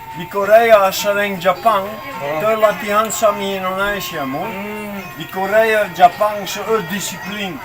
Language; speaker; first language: Sundanese; non-native, learner; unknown